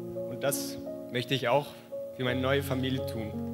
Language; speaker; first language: German; native; German